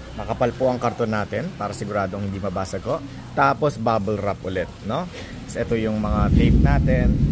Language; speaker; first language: Filipino; non-native, local second language; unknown